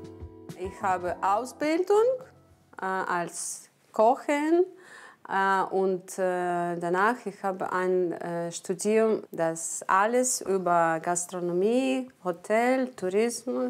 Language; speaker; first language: German; non-native, learner; Ukrainian